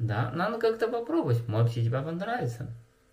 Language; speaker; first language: Russian; non-native, learner; Chinese